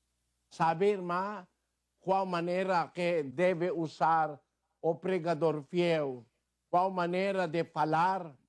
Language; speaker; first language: Portuguese; non-native, learner; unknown